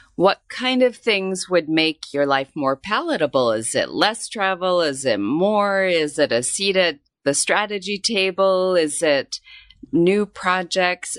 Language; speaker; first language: English; native; English